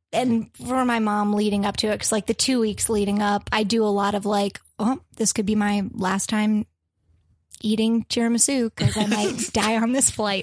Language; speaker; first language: English; native; English